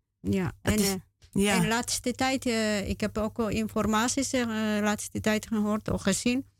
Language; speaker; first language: Dutch; non-native, learner; Spanish